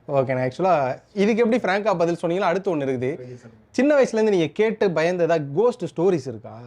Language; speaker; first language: Tamil; native; Tamil